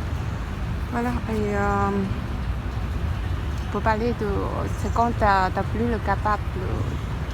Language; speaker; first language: French; non-native, learner; Vietnamese